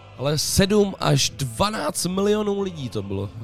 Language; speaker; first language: Czech; native; Czech